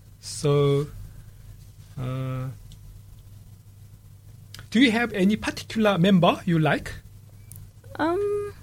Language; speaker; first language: English; non-native, fluent; Korean